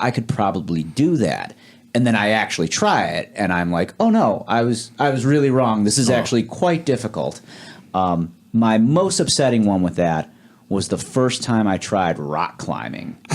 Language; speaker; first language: English; native; English